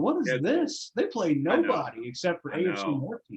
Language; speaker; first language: English; native; English